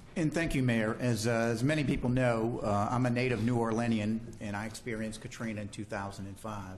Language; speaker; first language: English; native; English